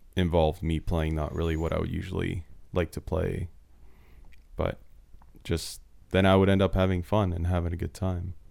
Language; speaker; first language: English; early bilingual, other home language; Slovak